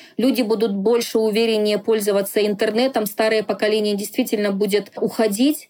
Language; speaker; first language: Russian; non-native, local second language; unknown